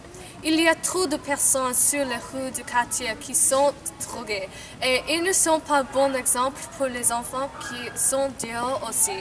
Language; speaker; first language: French; non-native, learner; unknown